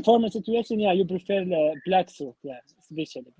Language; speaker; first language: English; non-native, learner; Arabic